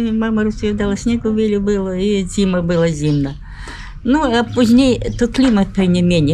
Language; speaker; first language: Polish; early bilingual, heritage; Polish